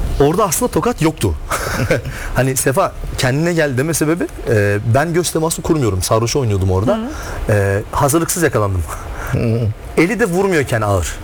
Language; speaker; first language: Turkish; native; Turkish